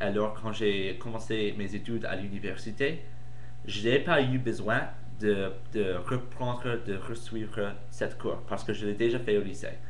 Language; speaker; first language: French; non-native, fluent; English